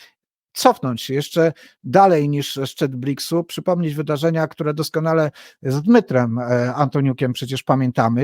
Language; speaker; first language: Polish; native; Polish